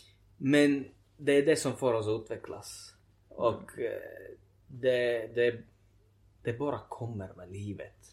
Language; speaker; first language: Swedish; early bilingual, other home language; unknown